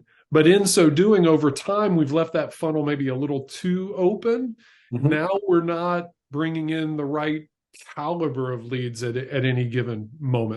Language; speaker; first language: English; native; English